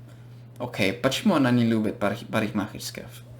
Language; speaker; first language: Russian; non-native, fluent; English